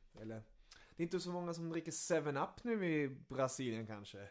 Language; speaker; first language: Swedish; early bilingual, other home language; German